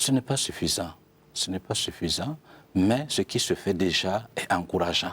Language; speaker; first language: French; non-native, local second language; Mossi